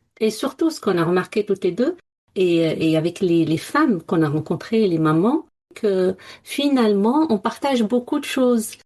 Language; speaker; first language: French; non-native, local second language; Arabic